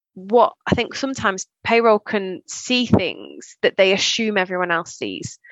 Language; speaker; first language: English; native; English